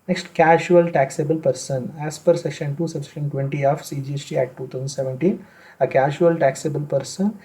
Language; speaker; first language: English; non-native, local second language; Kannada